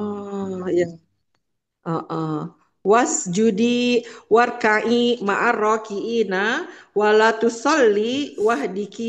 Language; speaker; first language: Arabic; non-native, learner; Indonesian